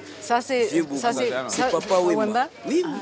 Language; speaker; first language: French; non-native, learner; German